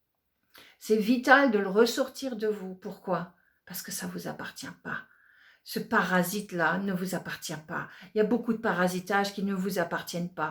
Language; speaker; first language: French; native; French